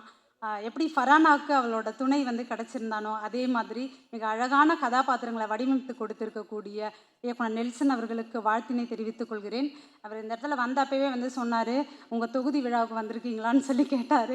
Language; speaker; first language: Tamil; native; Tamil